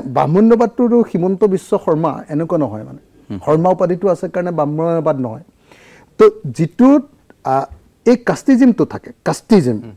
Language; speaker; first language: Assamese; native; Assamese